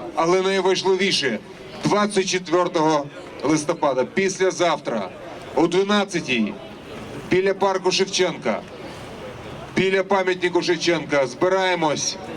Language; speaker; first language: Ukrainian; non-native, local second language; Russian